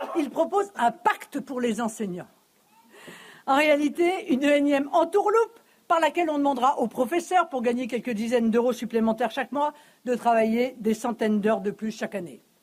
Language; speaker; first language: French; native; French